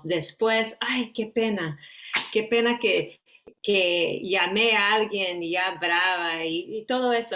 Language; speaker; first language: Spanish; early bilingual, heritage; Spanish